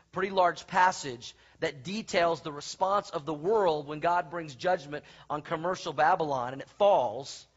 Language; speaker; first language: English; native; English